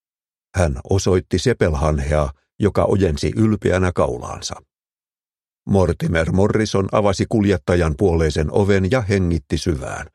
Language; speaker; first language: Finnish; native; Finnish